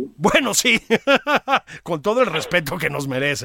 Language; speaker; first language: Spanish; native; Spanish